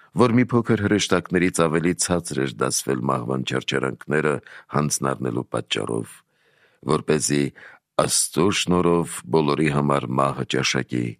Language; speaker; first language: Armenian; native; Armenian